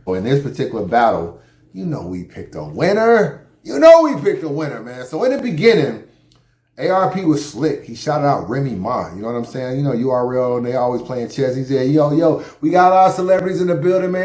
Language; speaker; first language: English; native; English